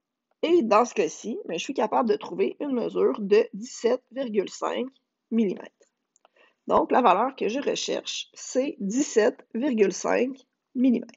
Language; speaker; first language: French; native; French